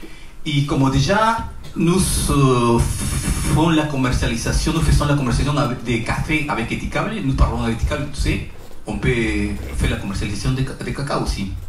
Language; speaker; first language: French; non-native, learner; Spanish